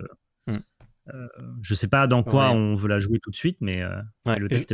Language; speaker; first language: French; native; French